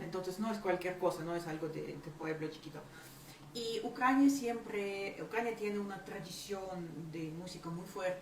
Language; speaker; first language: Spanish; non-native, fluent; Ukrainian